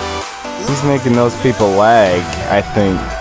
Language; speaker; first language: English; native; English